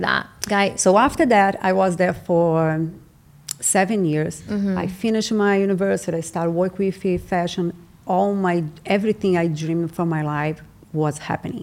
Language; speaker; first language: English; non-native, learner; Portuguese